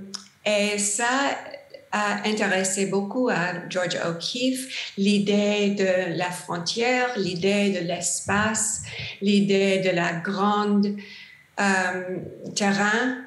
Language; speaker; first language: French; non-native, learner; English